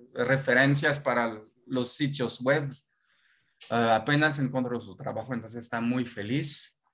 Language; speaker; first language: Spanish; non-native, fluent; French